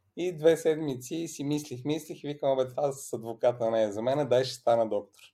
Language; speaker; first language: Bulgarian; early bilingual, other home language; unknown